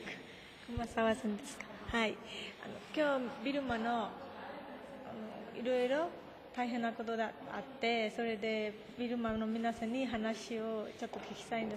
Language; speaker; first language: Japanese; non-native, learner; Burmese